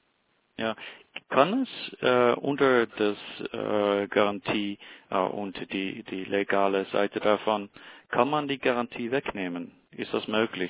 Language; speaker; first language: German; non-native, fluent; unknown